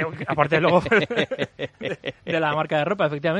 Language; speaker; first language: Spanish; native; Spanish